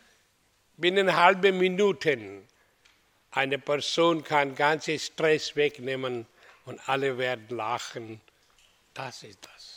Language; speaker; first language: German; non-native, learner; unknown